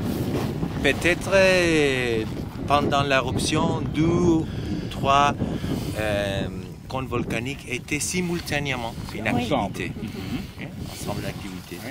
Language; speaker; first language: French; non-native, learner; Spanish